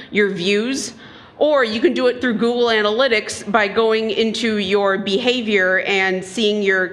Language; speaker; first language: English; native; English